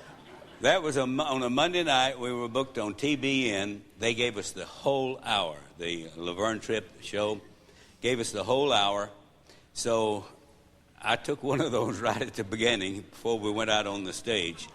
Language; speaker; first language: English; native; English